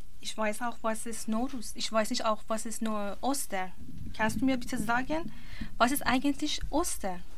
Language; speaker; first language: German; non-native, learner; Persian